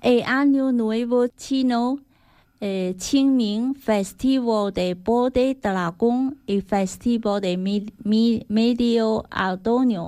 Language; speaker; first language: Spanish; non-native, learner; Chinese